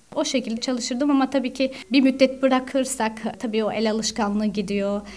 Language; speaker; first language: Turkish; early bilingual, heritage; Turkish